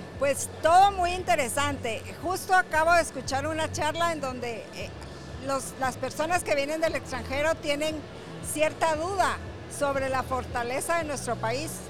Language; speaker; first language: Spanish; native; Spanish